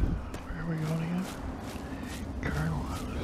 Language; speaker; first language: English; native; English